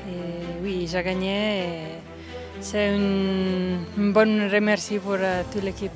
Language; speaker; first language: French; non-native, learner; Italian